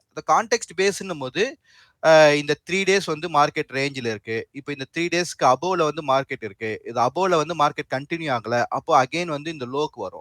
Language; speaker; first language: Tamil; native; Tamil